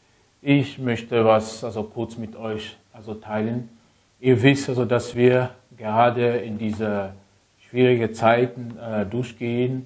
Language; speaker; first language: German; non-native, fluent; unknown